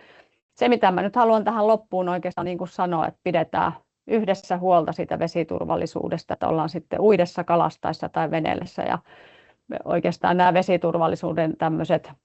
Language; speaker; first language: Finnish; native; Finnish